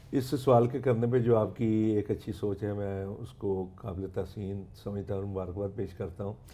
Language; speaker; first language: Urdu; non-native, local second language; Punjabi